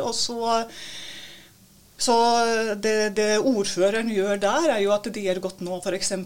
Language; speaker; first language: Norwegian; non-native, fluent; Latvian